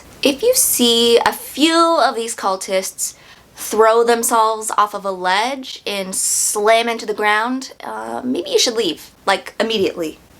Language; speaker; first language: English; native; English